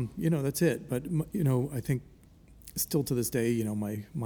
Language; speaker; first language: English; native; English